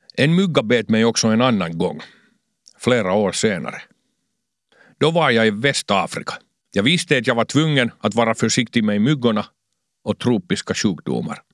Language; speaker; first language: Swedish; non-native, local second language; Finnish